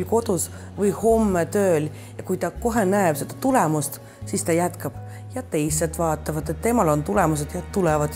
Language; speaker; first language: Estonian; non-native, local second language; Russian